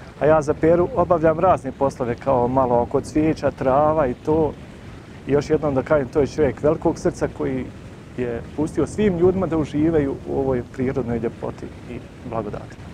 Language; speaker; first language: Bosnian; native; Bosnian